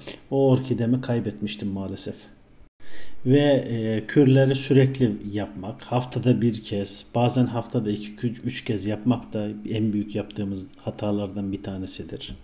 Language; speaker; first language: Turkish; native; Turkish